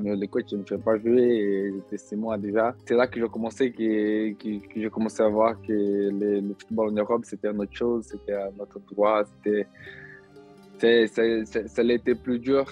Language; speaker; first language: French; non-native, learner; Portuguese